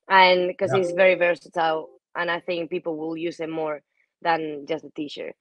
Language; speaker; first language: English; non-native, fluent; Spanish